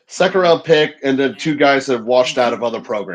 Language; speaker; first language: English; native; English